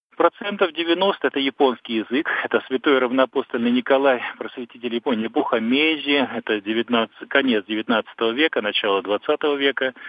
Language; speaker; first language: Russian; native; Russian